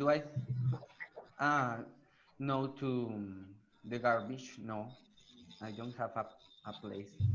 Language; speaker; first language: English; non-native, learner; Spanish